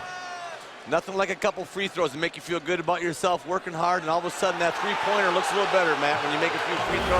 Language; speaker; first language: English; native; English